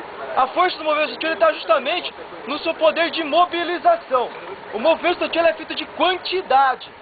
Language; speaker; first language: Portuguese; native; Portuguese